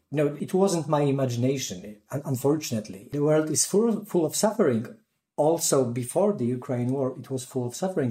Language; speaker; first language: English; non-native, fluent; Polish